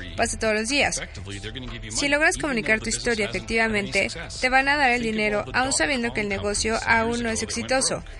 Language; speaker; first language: Spanish; non-native, fluent; English